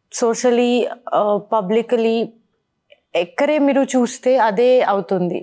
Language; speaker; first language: Telugu; non-native, learner; Bangla